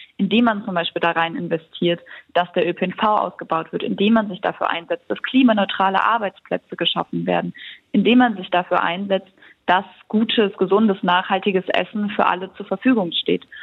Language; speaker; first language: German; native; German